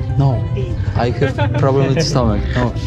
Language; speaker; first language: English; non-native, learner; Polish